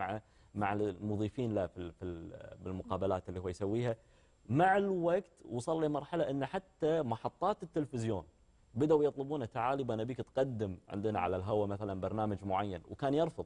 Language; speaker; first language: Arabic; native; Arabic